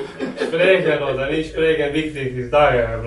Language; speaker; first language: German; non-native, learner; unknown